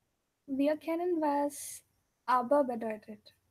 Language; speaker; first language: German; non-native, fluent; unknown